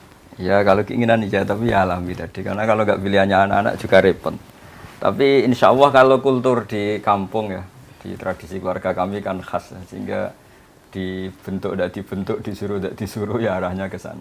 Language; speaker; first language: Indonesian; non-native, local second language; Javanese